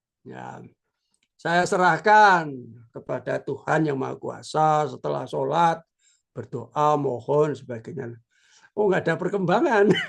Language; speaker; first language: Indonesian; non-native, local second language; Javanese